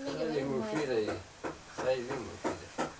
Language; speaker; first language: Persian; native; Persian